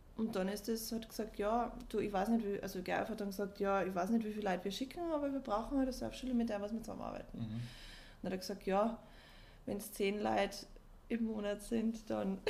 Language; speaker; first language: German; native; German